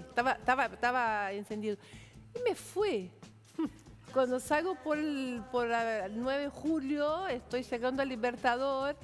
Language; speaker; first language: Spanish; non-native, fluent; Portuguese